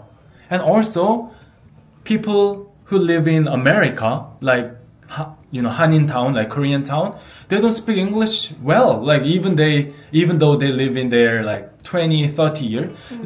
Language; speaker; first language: English; non-native, fluent; Korean